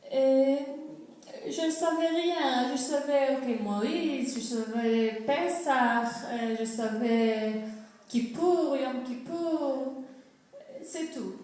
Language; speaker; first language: French; non-native, fluent; Greek